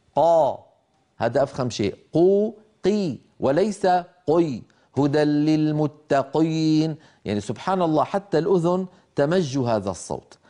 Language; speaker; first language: Arabic; native; Arabic